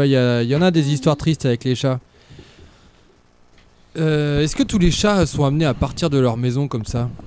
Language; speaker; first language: French; native; French